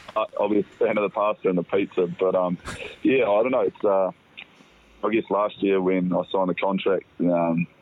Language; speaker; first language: English; native; English